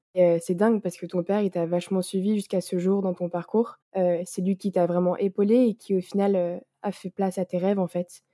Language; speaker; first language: French; native; French